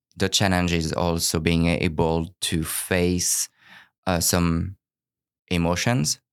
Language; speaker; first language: English; non-native, fluent; French